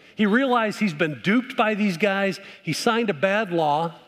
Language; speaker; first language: English; native; English